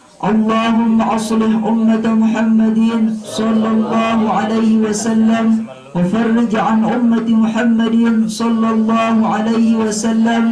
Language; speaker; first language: Arabic; non-native, fluent; Indonesian